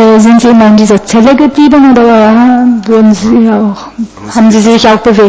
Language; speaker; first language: German; non-native, fluent; Italian